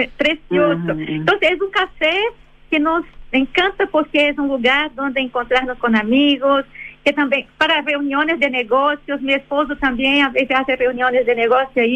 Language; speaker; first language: Spanish; non-native, fluent; Portuguese